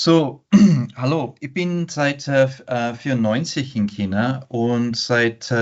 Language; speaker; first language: German; non-native, fluent; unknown